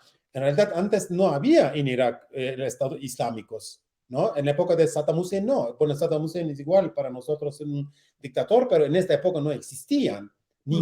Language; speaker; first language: Spanish; non-native, learner; Kurdish